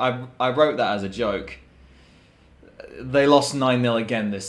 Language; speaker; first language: English; native; English